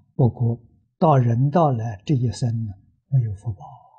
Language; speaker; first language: Chinese; native; Chinese